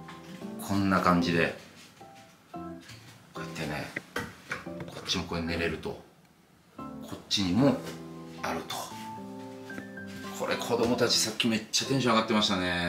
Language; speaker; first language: Japanese; native; Japanese